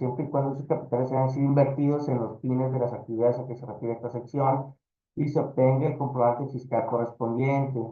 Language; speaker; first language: Spanish; native; Spanish